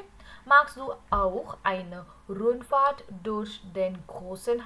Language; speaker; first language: German; non-native, learner; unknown